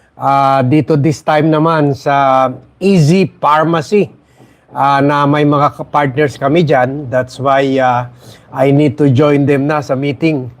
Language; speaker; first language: Filipino; native; Filipino